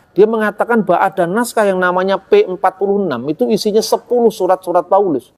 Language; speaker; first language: Indonesian; native; Indonesian